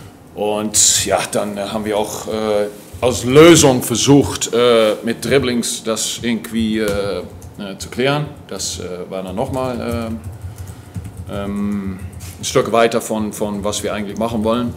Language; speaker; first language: German; non-native, fluent; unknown